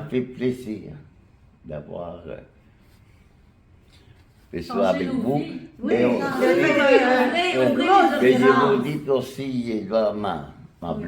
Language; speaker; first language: French; non-native, fluent; Spanish